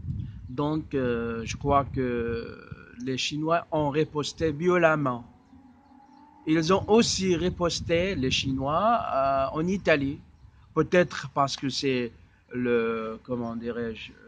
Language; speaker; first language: French; non-native, fluent; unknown